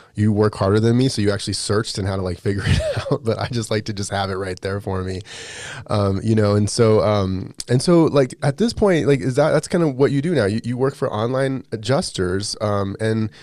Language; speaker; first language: English; native; English